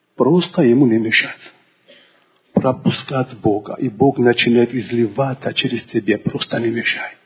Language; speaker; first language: Russian; non-native, local second language; Georgian